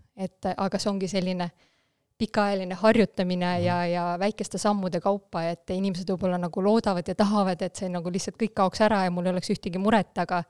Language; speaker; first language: Estonian; non-native, local second language; Russian